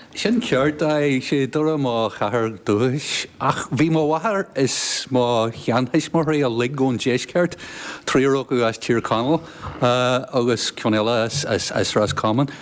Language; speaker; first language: Irish; native; Irish